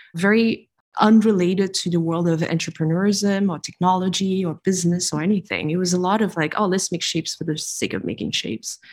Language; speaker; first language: English; non-native, fluent; French